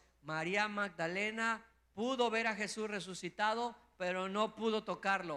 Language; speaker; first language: Spanish; native; Spanish